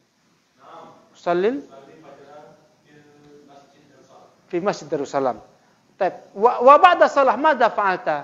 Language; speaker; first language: Arabic; non-native, fluent; Indonesian